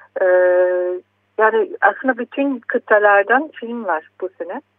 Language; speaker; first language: Turkish; non-native, fluent; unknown